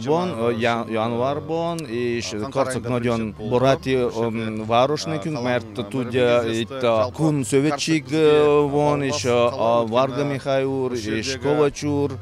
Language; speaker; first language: Hungarian; non-native, learner; Kazakh